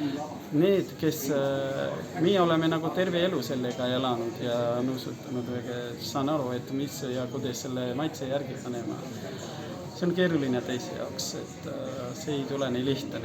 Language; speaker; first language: Estonian; non-native, learner; Hindi